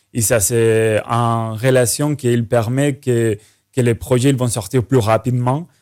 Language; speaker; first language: French; non-native, fluent; Spanish